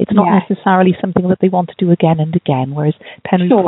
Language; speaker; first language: English; native; English